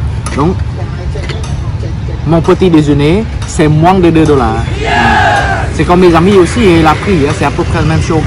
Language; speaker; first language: French; non-native, fluent; Khmer